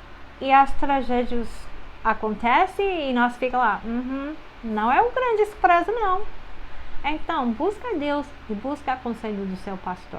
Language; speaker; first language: Portuguese; non-native, fluent; English